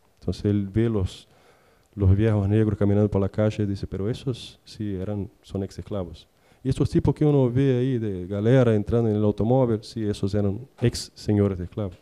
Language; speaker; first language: Spanish; non-native, fluent; Portuguese